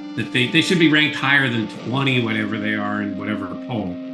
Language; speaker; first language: English; native; English